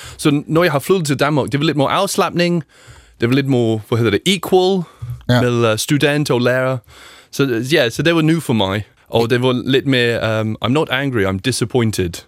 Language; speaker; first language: Danish; non-native, learner; English